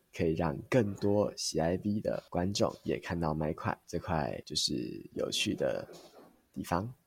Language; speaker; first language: Chinese; native; Chinese